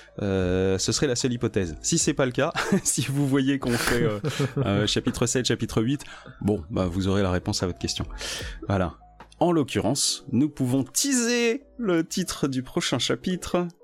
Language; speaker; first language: French; native; French